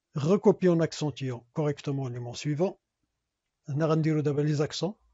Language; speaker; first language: French; non-native, local second language; Arabic